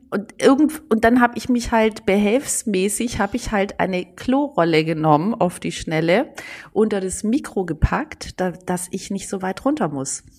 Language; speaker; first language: German; early bilingual, other home language; Greek